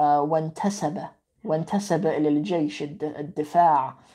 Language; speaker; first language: Arabic; non-native, fluent; English